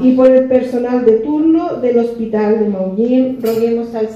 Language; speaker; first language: Spanish; native; Spanish